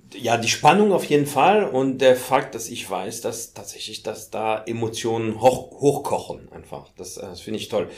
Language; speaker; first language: German; non-native, fluent; French